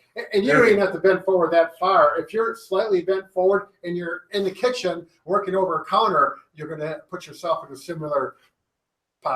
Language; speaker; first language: English; native; English